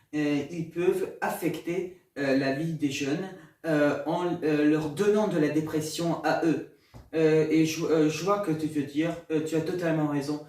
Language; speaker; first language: French; non-native, learner; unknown